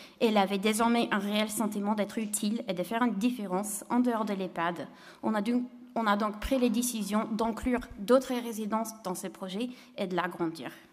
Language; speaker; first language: French; non-native, fluent; English